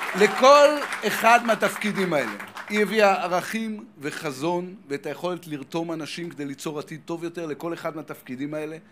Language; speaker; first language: Hebrew; native; Hebrew